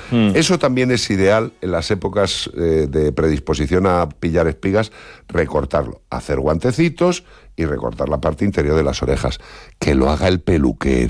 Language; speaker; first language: Spanish; native; Spanish